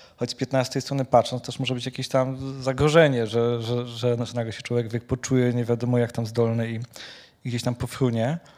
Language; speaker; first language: Polish; native; Polish